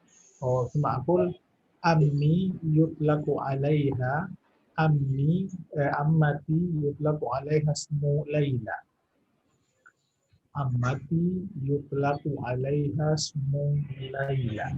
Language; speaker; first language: Arabic; non-native, fluent; Indonesian